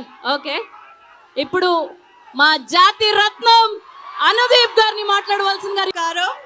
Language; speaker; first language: Telugu; native; Telugu